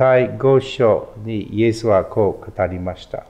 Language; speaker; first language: Japanese; non-native, fluent; English